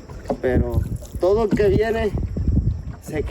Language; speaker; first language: Spanish; native; Spanish